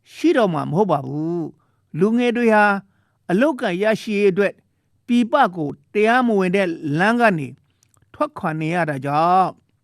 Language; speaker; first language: Burmese; non-native, local second language; Shan